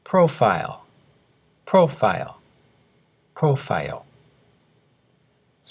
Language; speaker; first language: Japanese; non-native, fluent; English